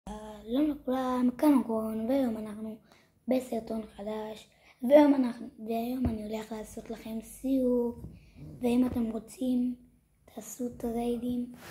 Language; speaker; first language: Hebrew; native; Hebrew